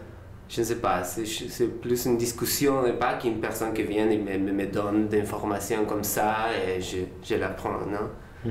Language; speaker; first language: French; non-native, learner; Spanish